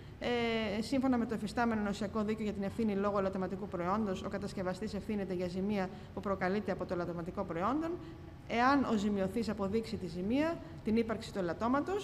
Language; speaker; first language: Greek; native; Greek